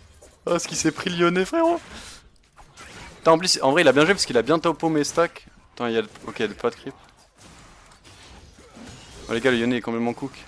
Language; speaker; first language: French; native; French